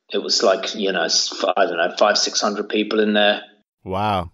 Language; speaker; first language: English; native; English